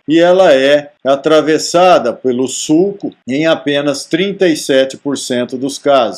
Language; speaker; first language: Portuguese; native; Portuguese